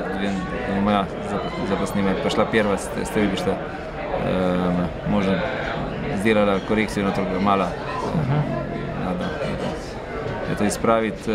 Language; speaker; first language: Russian; non-native, fluent; Slovenian